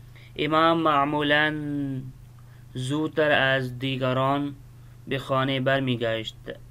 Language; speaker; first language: Persian; non-native, fluent; Urdu